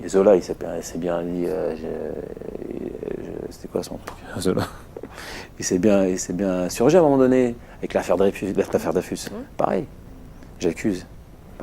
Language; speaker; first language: French; native; French